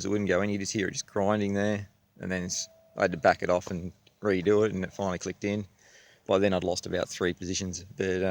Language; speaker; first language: English; native; English